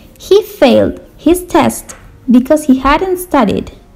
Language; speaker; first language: English; non-native, fluent; Spanish